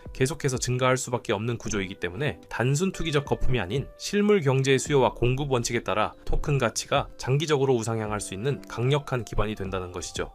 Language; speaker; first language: Korean; native; Korean